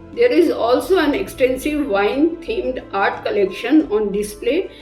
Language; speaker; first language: English; non-native, local second language; Bangla